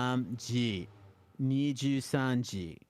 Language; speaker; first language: Japanese; non-native, learner; English